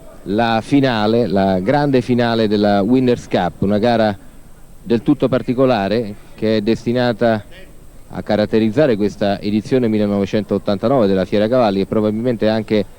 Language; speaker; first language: Italian; native; Italian